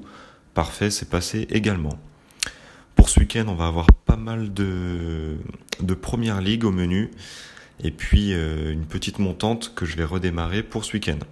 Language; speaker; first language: French; native; French